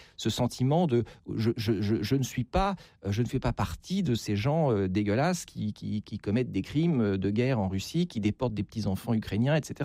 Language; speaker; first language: French; native; French